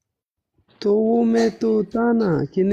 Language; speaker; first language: Hindi; non-native, local second language; Pashto